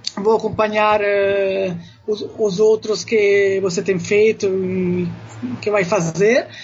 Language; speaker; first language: Portuguese; non-native, fluent; Italian